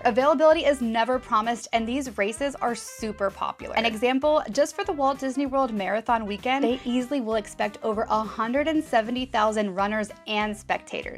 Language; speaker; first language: English; native; English